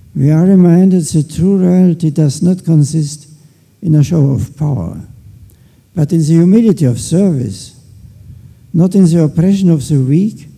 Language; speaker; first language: English; non-native, fluent; German